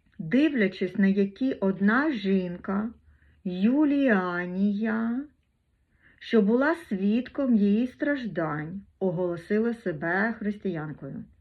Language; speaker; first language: Ukrainian; non-native, local second language; Russian